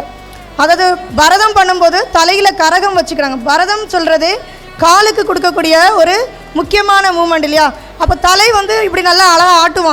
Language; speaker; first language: Tamil; native; Tamil